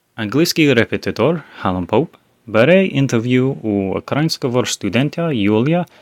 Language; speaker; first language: Ukrainian; non-native, learner; English